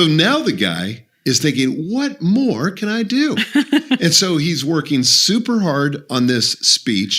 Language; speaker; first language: English; native; English